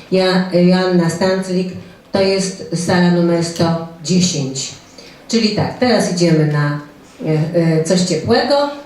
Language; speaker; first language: Polish; native; Polish